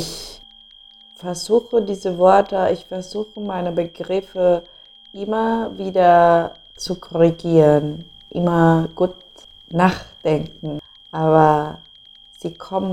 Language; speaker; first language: German; non-native, fluent; English